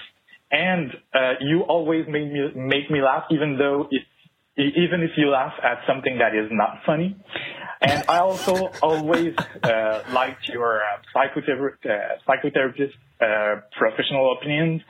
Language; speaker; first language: English; non-native, fluent; French